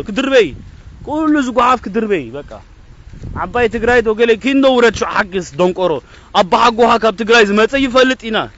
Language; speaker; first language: Tigrinya; early bilingual, heritage; Tigrinya